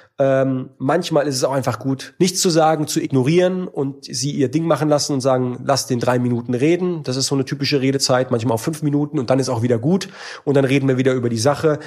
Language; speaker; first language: German; native; German